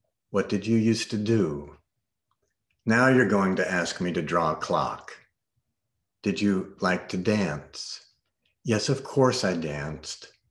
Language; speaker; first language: English; native; English